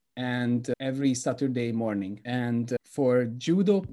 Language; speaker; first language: English; non-native, fluent; Hungarian